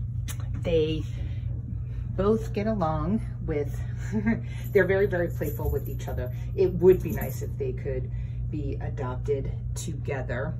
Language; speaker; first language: English; native; English